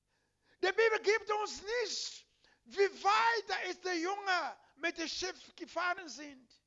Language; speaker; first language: German; non-native, learner; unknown